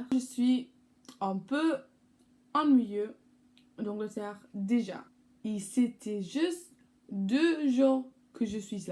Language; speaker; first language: French; non-native, fluent; English